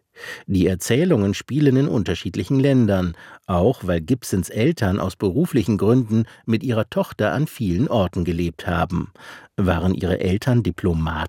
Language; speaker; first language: German; native; German